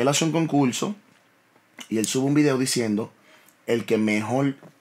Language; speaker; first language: Spanish; early bilingual, heritage; Spanish